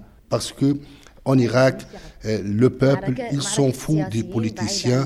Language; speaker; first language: French; non-native, learner; Arabic